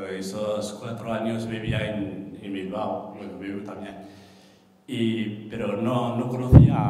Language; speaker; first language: Spanish; non-native, fluent; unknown